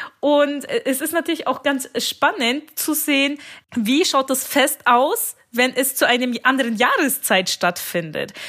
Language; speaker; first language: German; early bilingual, other home language; Turkish